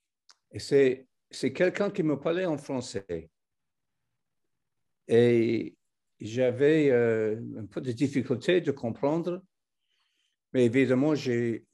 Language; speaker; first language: French; non-native, fluent; English